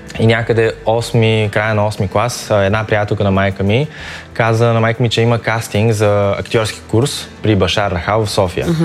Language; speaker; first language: Bulgarian; early bilingual, other home language; Chinese